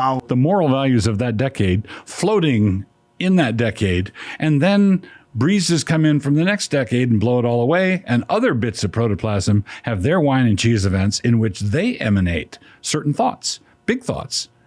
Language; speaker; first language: English; native; English